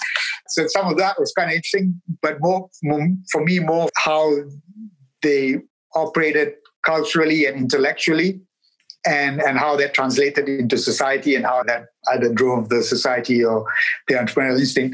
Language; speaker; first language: English; non-native, local second language; Tamil